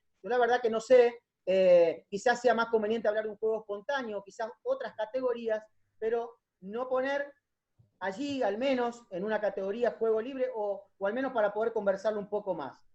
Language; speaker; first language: Spanish; native; Spanish